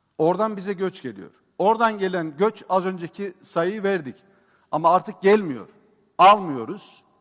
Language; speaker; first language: Turkish; native; Turkish